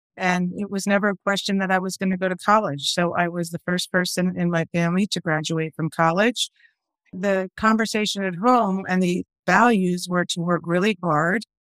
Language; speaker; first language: English; early bilingual, other home language; Spanish